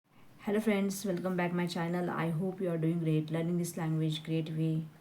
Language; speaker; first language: English; non-native, learner; Hindi